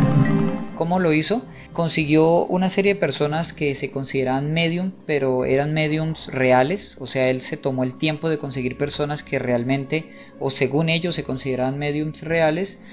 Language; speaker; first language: Spanish; native; Spanish